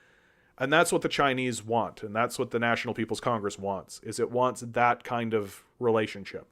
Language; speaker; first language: English; native; English